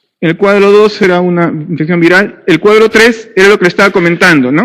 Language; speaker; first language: Spanish; native; Spanish